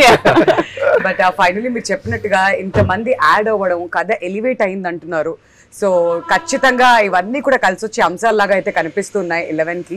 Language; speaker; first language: Telugu; native; Telugu